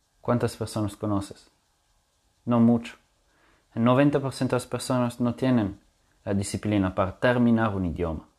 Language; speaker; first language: Spanish; non-native, fluent; French